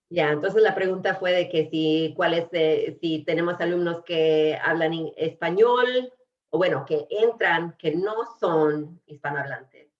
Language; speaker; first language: Spanish; early bilingual, other home language; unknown